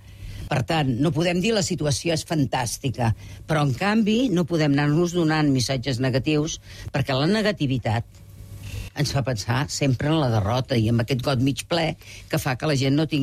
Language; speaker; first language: Catalan; native; Catalan